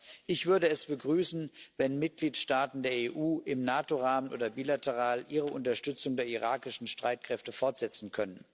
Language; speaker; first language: German; native; German